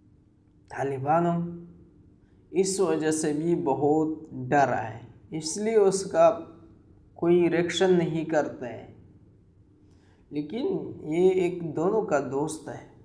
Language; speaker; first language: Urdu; non-native, local second language; Pashto